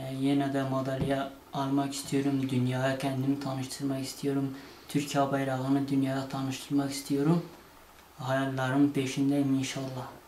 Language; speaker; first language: Turkish; non-native, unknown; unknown